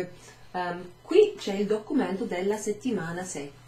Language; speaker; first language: Italian; non-native, fluent; English